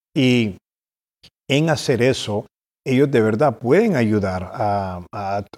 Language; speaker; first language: Spanish; early bilingual, heritage; Spanish